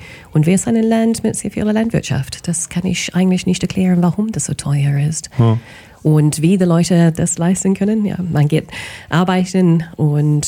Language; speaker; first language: German; non-native, fluent; English